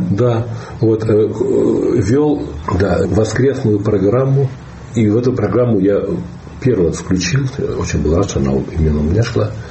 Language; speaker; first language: Russian; native; Russian